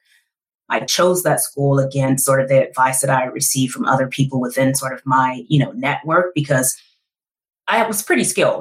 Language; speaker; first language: English; native; English